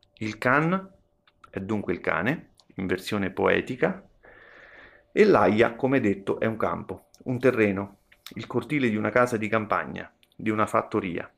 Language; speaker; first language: Italian; native; Italian